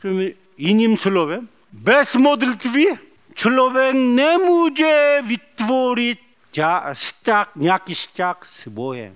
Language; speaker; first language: Czech; non-native, learner; Korean